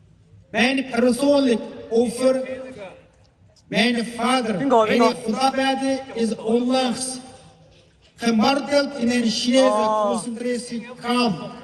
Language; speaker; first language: Dutch; non-native, learner; Uyghur